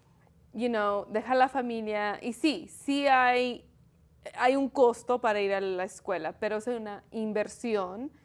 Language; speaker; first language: Spanish; early bilingual, heritage; Spanish